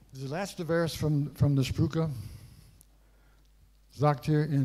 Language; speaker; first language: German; non-native, learner; English